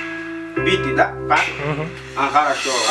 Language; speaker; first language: Russian; non-native, learner; Portuguese